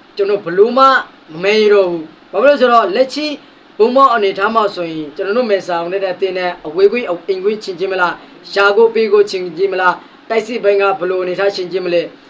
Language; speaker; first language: Burmese; native; Burmese